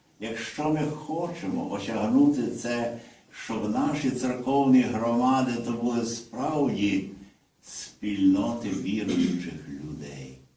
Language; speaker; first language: Ukrainian; early bilingual, heritage; Ukrainian